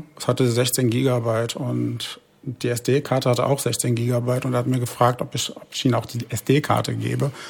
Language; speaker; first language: German; early bilingual, other home language; Arabic